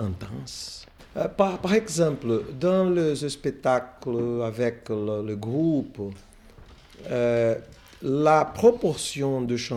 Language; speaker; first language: French; non-native, fluent; Portuguese